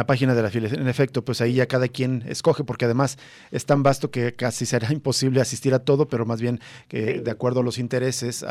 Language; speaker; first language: Spanish; native; Spanish